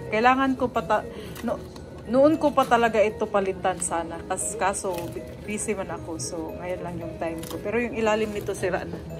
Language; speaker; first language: Filipino; non-native, local second language; Cebuano